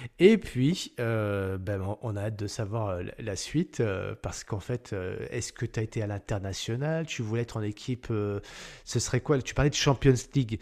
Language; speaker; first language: French; native; French